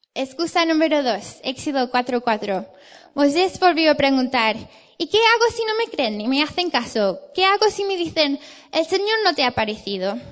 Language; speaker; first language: Spanish; non-native, fluent; English